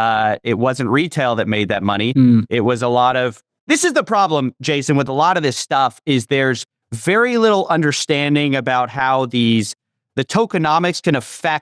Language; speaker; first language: English; native; English